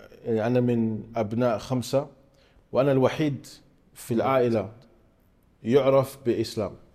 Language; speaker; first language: Arabic; non-native, fluent; English